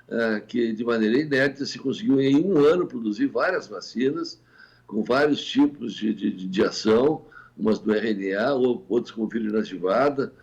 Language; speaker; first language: Portuguese; native; Portuguese